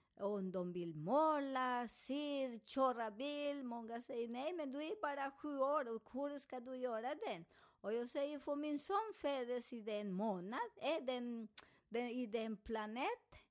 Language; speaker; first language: Swedish; non-native, fluent; Spanish